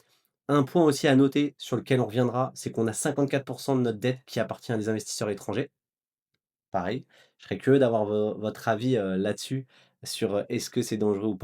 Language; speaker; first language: French; native; French